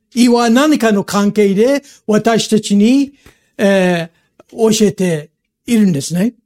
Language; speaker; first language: Japanese; non-native, fluent; English